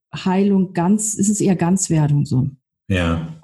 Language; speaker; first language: German; native; German